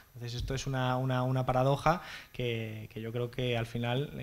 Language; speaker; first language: Spanish; native; Spanish